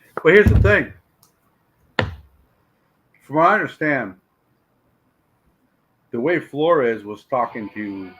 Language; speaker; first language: English; native; English